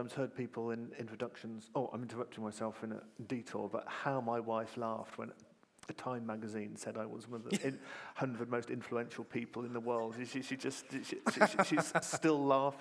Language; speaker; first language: English; native; English